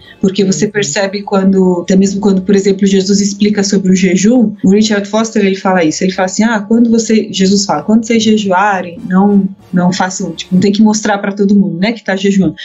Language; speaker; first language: Portuguese; early bilingual, heritage; Portuguese